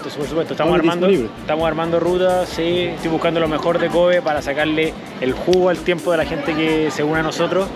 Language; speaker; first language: Spanish; native; Spanish